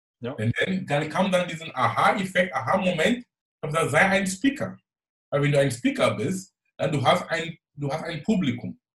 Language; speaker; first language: German; non-native, fluent; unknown